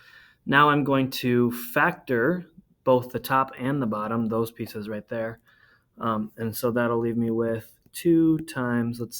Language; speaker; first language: English; native; English